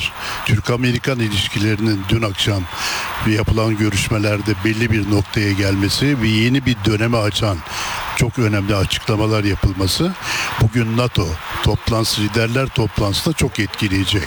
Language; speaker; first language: Turkish; native; Turkish